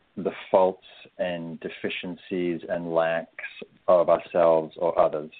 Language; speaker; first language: English; native; English